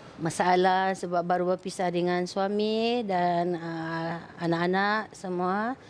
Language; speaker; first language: Malay; non-native, fluent; Filipino